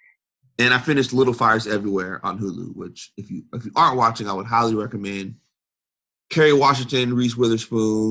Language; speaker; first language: English; native; English